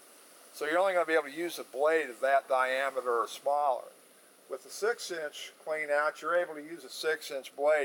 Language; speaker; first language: English; native; English